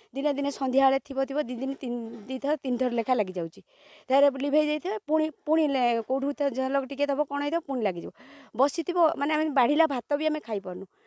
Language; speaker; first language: Odia; native; Odia